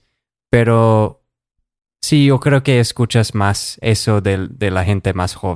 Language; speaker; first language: Spanish; non-native, fluent; English